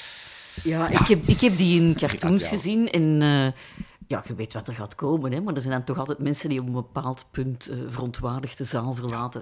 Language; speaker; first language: Dutch; native; Dutch